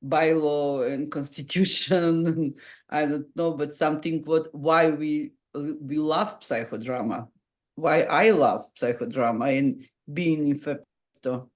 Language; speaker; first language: English; non-native, fluent; Macedonian